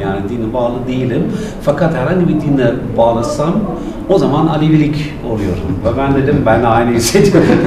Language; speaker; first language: Turkish; non-native, fluent; German